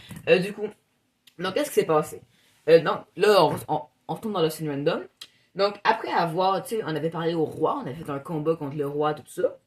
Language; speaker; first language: French; native; French